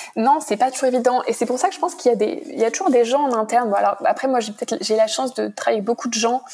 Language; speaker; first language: French; native; French